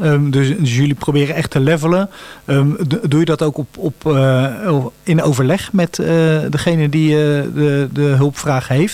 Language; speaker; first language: Dutch; native; Dutch